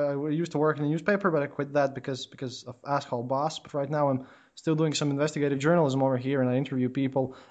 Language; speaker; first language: English; non-native, fluent; Latvian